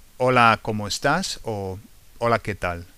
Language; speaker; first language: Spanish; non-native, learner; English